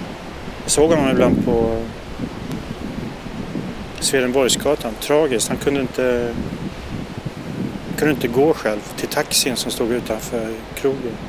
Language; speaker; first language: Swedish; native; Swedish